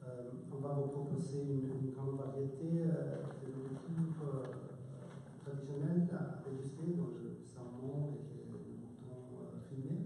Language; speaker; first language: French; non-native, fluent; Icelandic